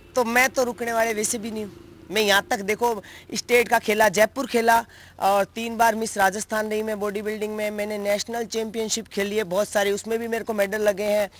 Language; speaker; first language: Hindi; native; Hindi